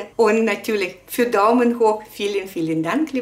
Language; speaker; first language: German; non-native, fluent; Russian